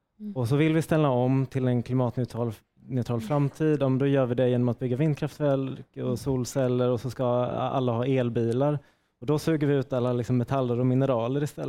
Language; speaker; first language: Swedish; native; Swedish